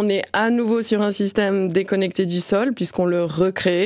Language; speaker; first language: French; native; French